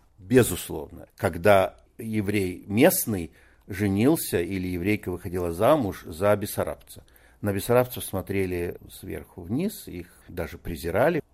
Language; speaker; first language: Russian; native; Russian